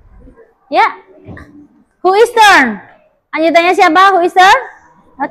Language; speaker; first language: English; non-native, learner; Indonesian